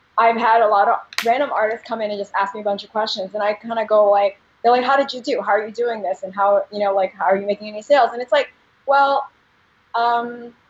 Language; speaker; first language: English; native; English